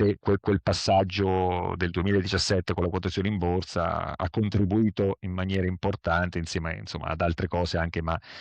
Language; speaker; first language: Italian; native; Italian